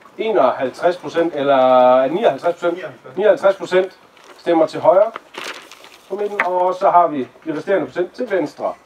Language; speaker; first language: Danish; native; Danish